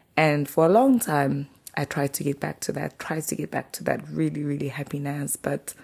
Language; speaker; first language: English; non-native, local second language; Zulu